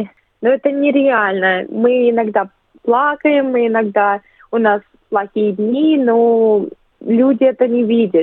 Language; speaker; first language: Russian; early bilingual, other home language; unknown